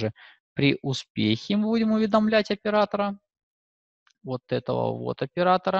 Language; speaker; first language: Russian; native; Russian